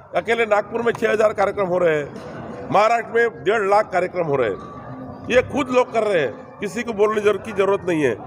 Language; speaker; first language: Hindi; non-native, local second language; Marathi